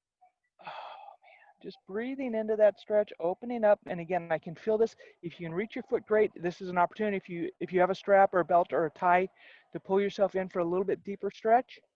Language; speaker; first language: English; native; English